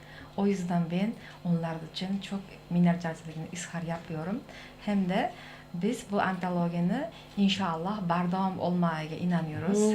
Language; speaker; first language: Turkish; non-native, learner; Uzbek